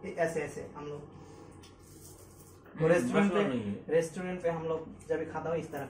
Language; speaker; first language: Hindi; non-native, learner; Bangla